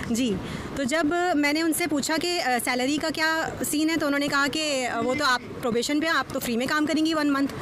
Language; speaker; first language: Urdu; native; Urdu